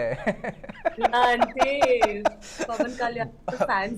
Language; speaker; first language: Telugu; non-native, learner; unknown